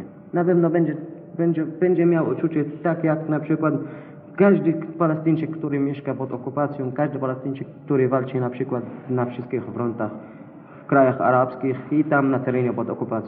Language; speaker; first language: Polish; non-native, learner; Arabic